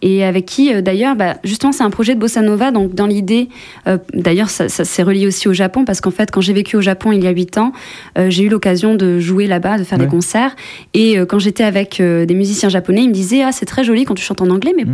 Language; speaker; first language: French; native; French